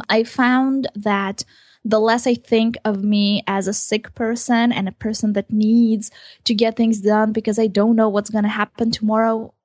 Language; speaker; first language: English; early bilingual, other home language; Hebrew